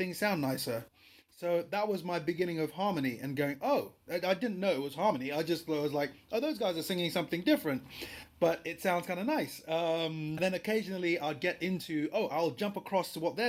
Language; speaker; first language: English; non-native, local second language; Yoruba